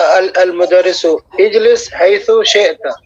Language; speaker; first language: Arabic; non-native, learner; Urdu